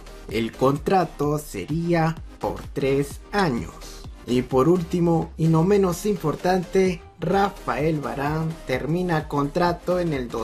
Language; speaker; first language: Spanish; native; Spanish